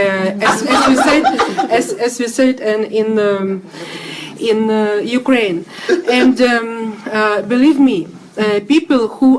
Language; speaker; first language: English; non-native, learner; Russian